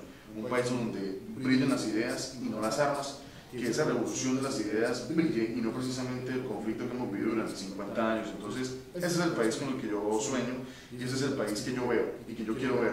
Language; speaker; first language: Spanish; native; Spanish